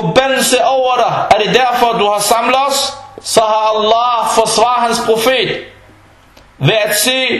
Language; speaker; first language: Danish; early bilingual, other home language; Arabic